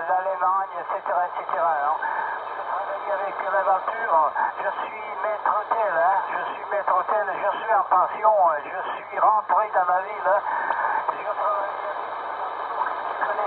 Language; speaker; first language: French; non-native, learner; Italian